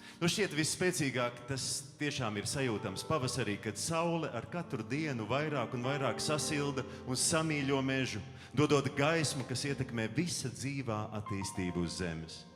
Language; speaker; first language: Latvian; native; Latvian